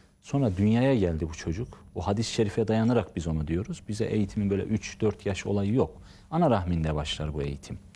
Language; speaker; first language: Turkish; native; Turkish